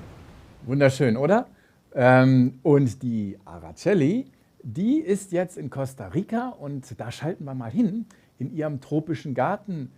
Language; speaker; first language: German; native; German